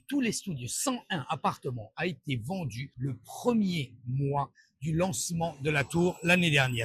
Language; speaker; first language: French; native; French